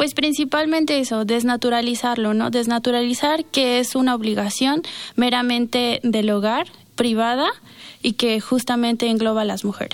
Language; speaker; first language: Spanish; native; Spanish